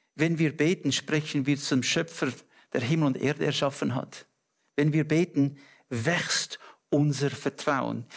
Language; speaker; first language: German; non-native, fluent; English